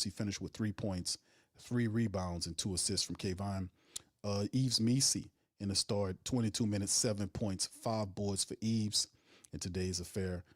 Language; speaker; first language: English; native; English